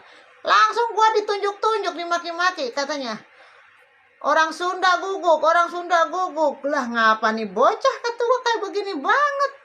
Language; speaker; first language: Indonesian; native; Indonesian